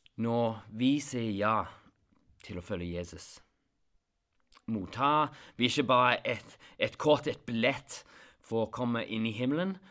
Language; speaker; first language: Norwegian; non-native, fluent; English